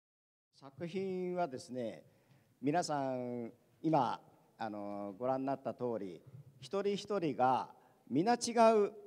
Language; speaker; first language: Japanese; native; Japanese